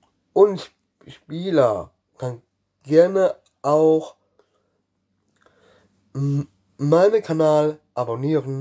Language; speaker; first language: German; non-native, learner; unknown